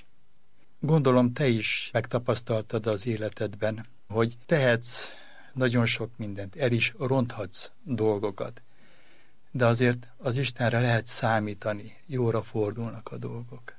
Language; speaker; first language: Hungarian; native; Hungarian